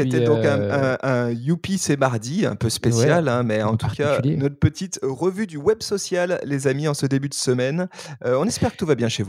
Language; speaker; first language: French; native; French